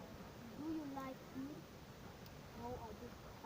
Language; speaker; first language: English; non-native, learner; Tajik